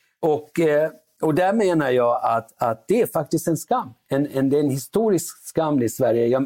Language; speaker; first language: Swedish; early bilingual, other home language; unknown